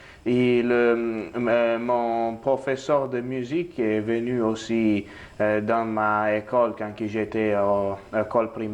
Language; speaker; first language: French; non-native, learner; Italian